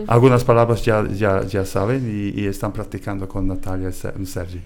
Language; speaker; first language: Spanish; non-native, fluent; English